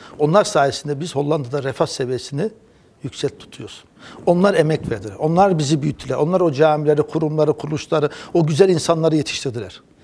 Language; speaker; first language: Turkish; early bilingual, heritage; Turkish